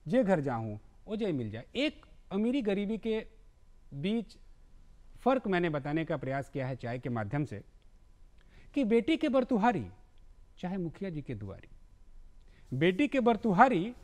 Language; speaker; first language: Hindi; non-native, local second language; Magahi